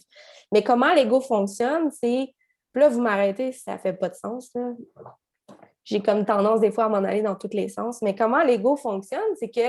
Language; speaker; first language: French; native; French